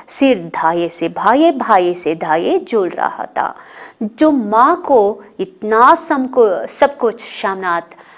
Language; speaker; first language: Hindi; non-native, local second language; Kannada